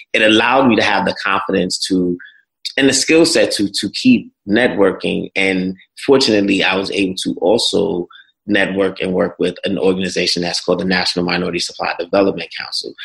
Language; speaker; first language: English; native; English